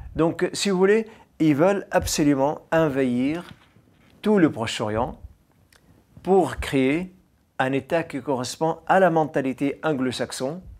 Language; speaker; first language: French; non-native, fluent; Arabic